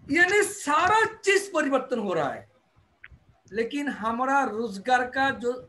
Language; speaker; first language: Hindi; non-native, local second language; Bangla